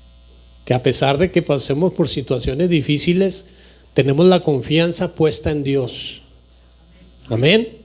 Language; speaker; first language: Spanish; native; Spanish